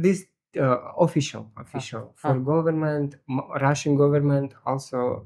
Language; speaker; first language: English; non-native, learner; Russian